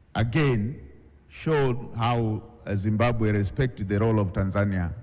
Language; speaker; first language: English; non-native, local second language; Swahili